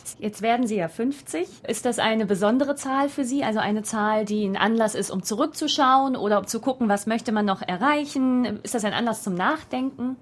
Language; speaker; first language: German; native; German